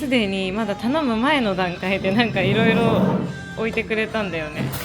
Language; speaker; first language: Japanese; native; Japanese